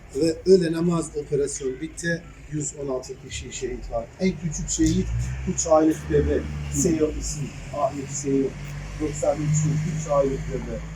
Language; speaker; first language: Turkish; non-native, learner; Bosnian